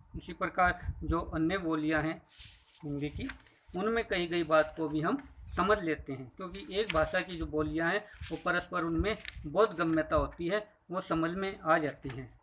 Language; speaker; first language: Hindi; native; Hindi